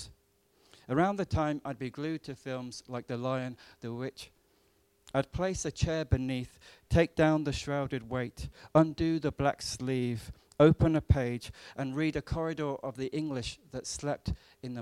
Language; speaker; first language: English; native; English